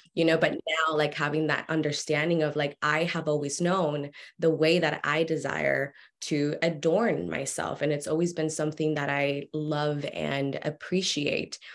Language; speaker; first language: English; early bilingual, other home language; Spanish